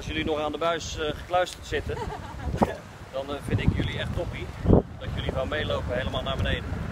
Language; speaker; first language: Dutch; native; Dutch